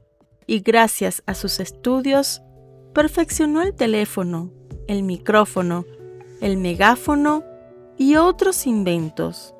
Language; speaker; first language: Spanish; native; Spanish